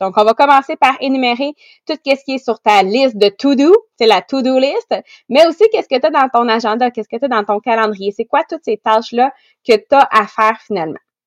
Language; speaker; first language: French; native; French